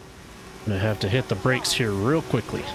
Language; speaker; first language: English; native; English